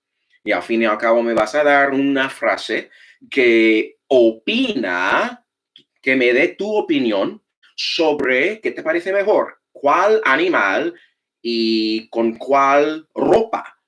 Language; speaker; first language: Spanish; non-native, fluent; English